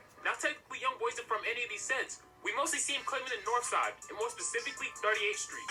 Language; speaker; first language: English; native; English